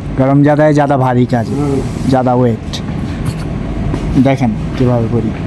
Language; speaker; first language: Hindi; non-native, learner; Bangla